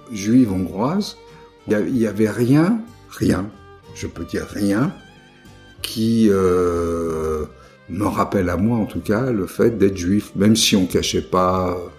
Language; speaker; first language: French; native; French